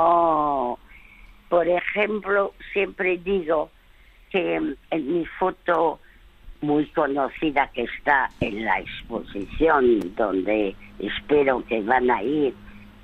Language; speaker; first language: Spanish; early bilingual, other home language; French